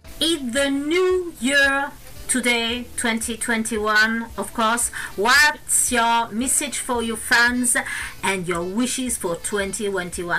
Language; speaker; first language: English; non-native, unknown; French